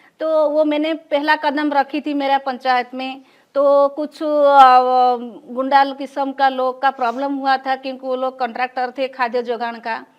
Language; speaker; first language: Hindi; non-native, local second language; Odia